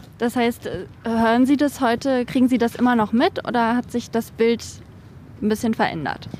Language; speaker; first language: German; native; German